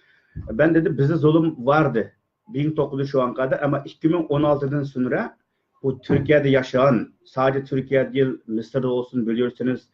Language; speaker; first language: Turkish; non-native, learner; Uyghur